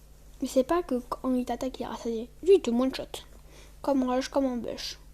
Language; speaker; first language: French; native; French